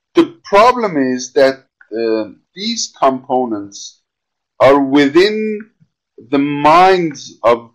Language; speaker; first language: English; non-native, fluent; Persian